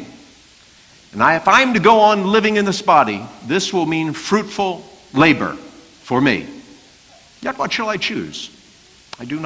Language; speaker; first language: English; native; English